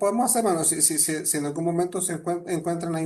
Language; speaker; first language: Spanish; native; Spanish